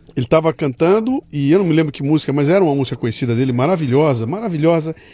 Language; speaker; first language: Portuguese; native; Portuguese